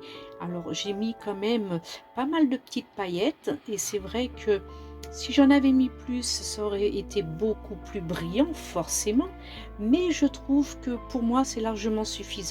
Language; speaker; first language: French; native; French